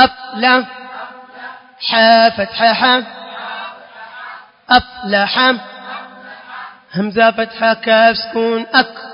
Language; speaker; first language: Arabic; non-native, learner; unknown